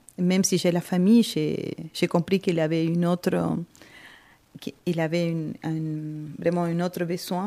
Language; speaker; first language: French; non-native, fluent; Spanish